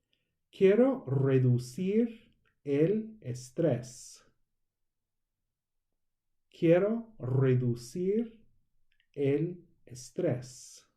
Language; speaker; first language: Spanish; non-native, fluent; English